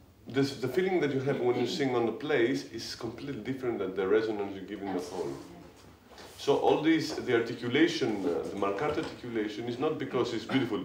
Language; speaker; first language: English; non-native, fluent; Greek